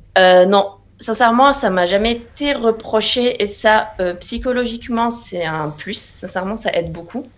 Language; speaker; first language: French; non-native, local second language; Arabic